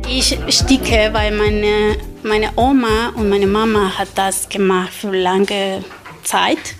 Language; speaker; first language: German; non-native, learner; Spanish